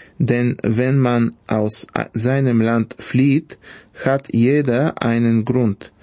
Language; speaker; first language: German; non-native, fluent; Bulgarian